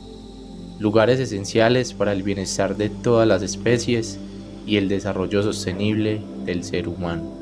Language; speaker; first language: Spanish; native; Spanish